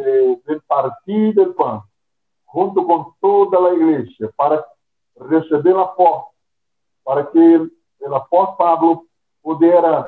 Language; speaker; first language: Spanish; non-native, fluent; Portuguese